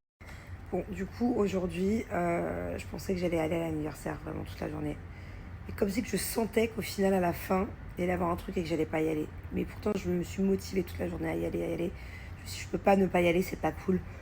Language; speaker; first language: French; native; French